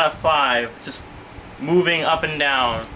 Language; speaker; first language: English; native; English